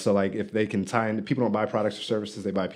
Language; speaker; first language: English; native; English